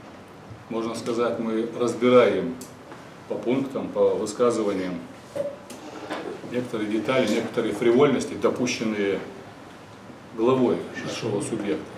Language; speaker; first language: Russian; non-native, local second language; Ingush